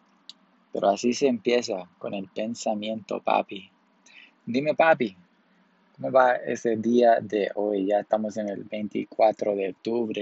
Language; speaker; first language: Spanish; early bilingual, heritage; Spanish